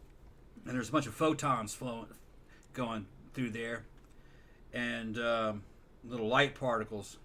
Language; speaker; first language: English; native; English